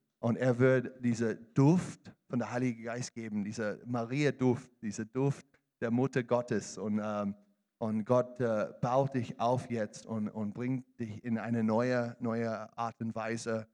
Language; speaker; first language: German; non-native, learner; English